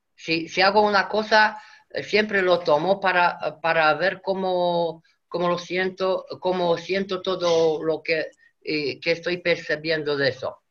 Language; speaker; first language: Spanish; non-native, fluent; Romanian